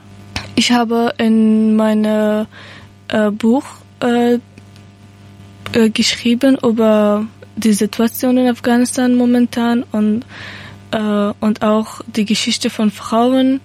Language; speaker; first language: German; non-native, learner; Persian